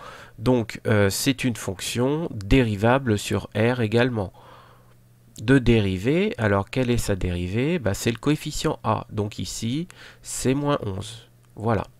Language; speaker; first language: French; native; French